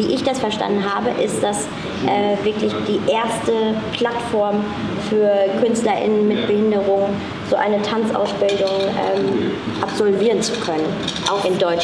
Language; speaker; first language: German; native; German